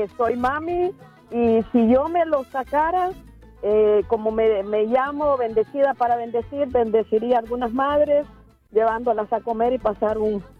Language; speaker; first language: Spanish; native; Spanish